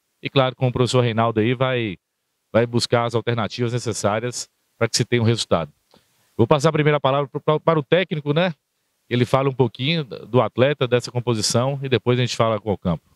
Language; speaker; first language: Portuguese; native; Portuguese